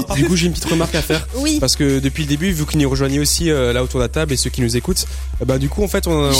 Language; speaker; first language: French; native; French